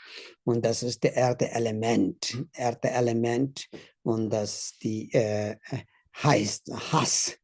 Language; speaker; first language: German; non-native, learner; Tibetan